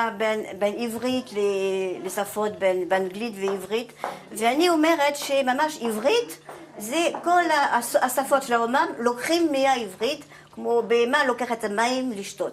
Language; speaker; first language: Hebrew; non-native, fluent; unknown